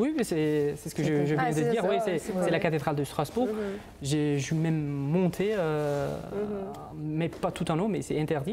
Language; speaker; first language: French; non-native, fluent; Uzbek